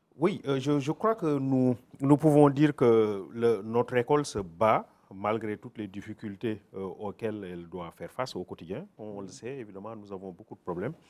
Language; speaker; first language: French; non-native, local second language; Wolof